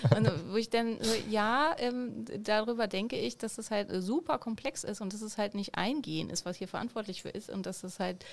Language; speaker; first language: German; native; German